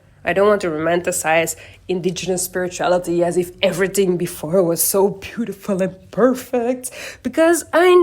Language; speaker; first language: English; non-native, fluent; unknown